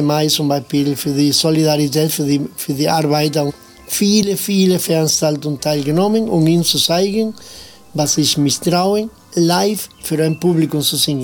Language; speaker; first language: German; non-native, fluent; Spanish